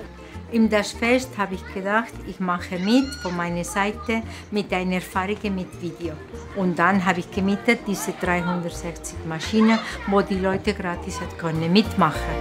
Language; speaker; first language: German; non-native, learner; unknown